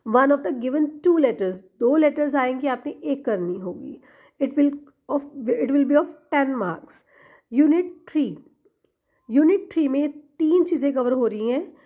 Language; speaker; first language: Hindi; non-native, local second language; Punjabi